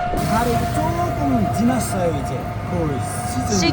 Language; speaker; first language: Korean; non-native, fluent; Nepali